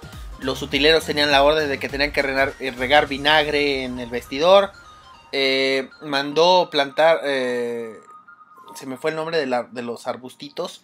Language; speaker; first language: Spanish; native; Spanish